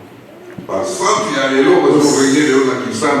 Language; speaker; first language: French; non-native, local second language; Lingala